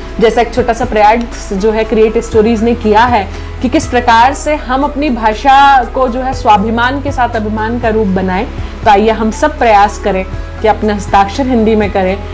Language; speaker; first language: Hindi; native; Hindi